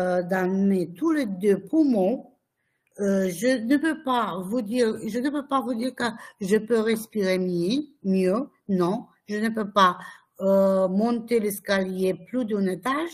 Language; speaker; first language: French; non-native, fluent; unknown